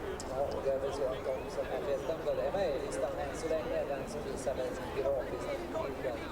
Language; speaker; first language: Swedish; native; Swedish